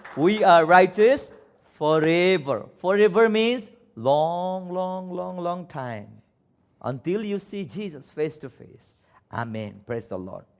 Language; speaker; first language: English; non-native, learner; Nepali